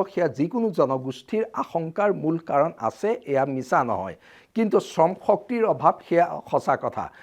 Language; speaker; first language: Assamese; native; Assamese